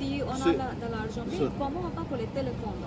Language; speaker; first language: French; non-native, learner; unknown